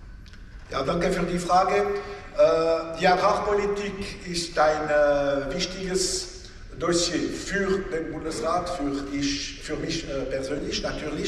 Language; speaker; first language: German; non-native, local second language; French